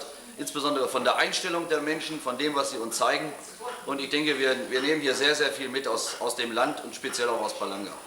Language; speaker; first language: German; native; German